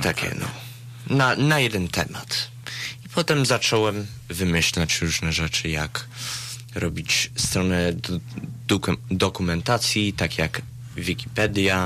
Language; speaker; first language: Polish; early bilingual, heritage; Polish